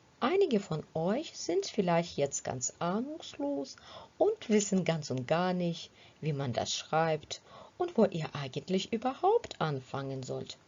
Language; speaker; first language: German; non-native, fluent; Ukrainian